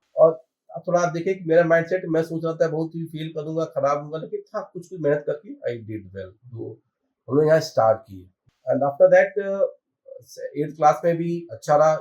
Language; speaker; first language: Hindi; native; Hindi